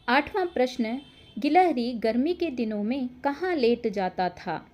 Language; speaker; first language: Hindi; non-native, local second language; Kannada